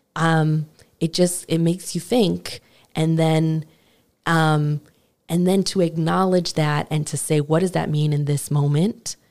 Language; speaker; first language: English; native; English